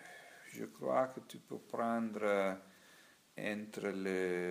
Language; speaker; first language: French; non-native, learner; Italian